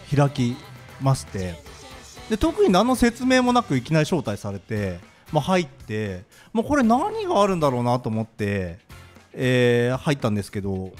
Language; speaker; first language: Japanese; native; Japanese